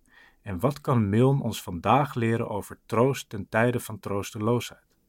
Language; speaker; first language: Dutch; native; Dutch